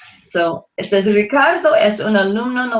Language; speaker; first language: Spanish; non-native, learner; English